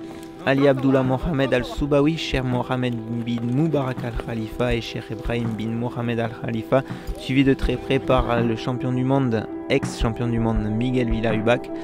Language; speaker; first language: French; native; French